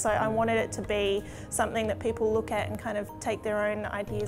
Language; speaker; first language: English; native; English